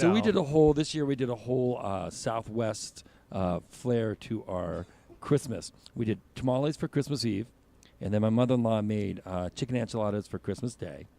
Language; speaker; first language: English; native; English